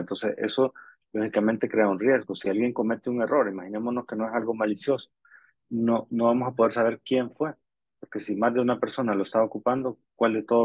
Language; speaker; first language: Spanish; native; Spanish